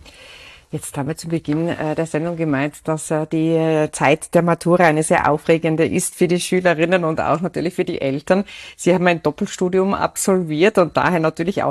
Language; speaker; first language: German; native; German